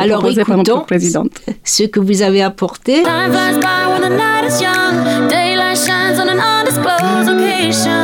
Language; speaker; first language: French; native; French